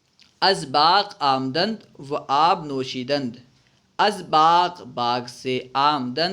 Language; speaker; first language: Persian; non-native, fluent; Urdu